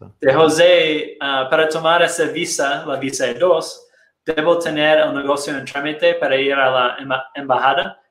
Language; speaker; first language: Spanish; non-native, fluent; Portuguese